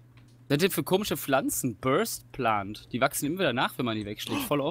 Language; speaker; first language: German; native; German